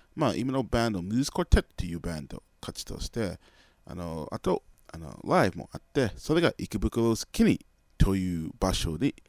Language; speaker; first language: Japanese; non-native, fluent; English